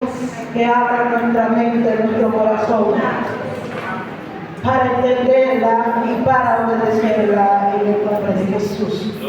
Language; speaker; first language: Spanish; native; Spanish